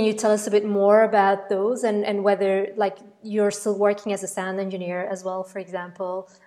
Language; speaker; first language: English; non-native, fluent; Dutch